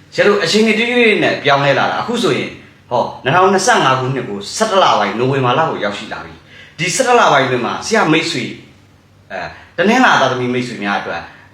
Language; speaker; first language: Burmese; native; Burmese